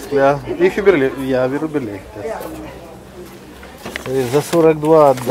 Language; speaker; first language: German; non-native, learner; Russian